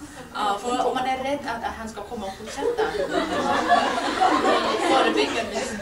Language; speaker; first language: Swedish; non-native, fluent; Thai